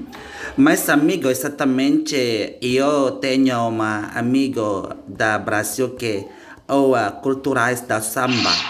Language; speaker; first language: Portuguese; non-native, learner; Indonesian